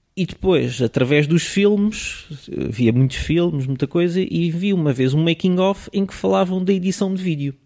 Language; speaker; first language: Portuguese; early bilingual, other home language; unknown